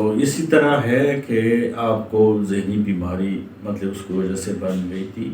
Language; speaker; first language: Urdu; native; Urdu